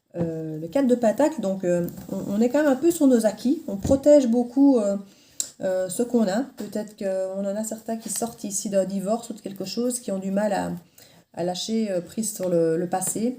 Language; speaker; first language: French; native; French